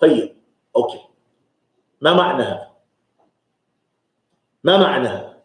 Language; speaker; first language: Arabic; non-native, fluent; English